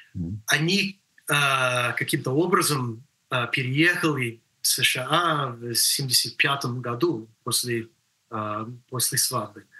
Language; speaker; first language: Russian; non-native, fluent; English